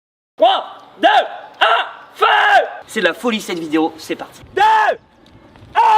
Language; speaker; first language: French; native; French